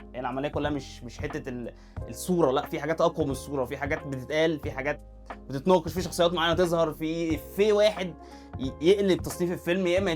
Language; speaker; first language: Arabic; native; Arabic